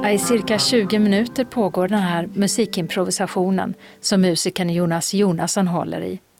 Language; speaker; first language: Swedish; native; Swedish